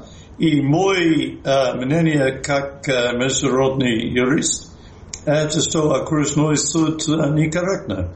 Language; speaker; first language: Russian; non-native, fluent; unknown